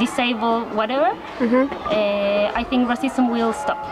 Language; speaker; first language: English; non-native, learner; Spanish